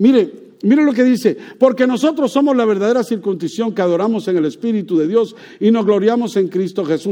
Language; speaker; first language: Spanish; native; Spanish